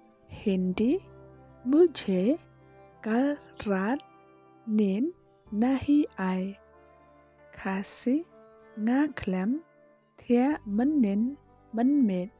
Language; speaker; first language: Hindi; non-native, local second language; Khasi